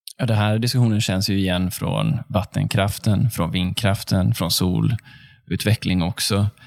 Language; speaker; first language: Swedish; native; Swedish